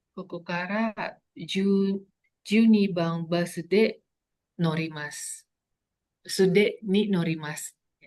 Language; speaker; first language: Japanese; non-native, learner; Indonesian